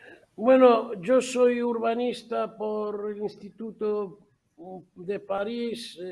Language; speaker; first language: Spanish; non-native, fluent; Arabic